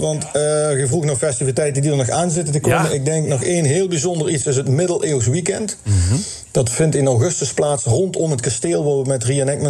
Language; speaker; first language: Dutch; native; Dutch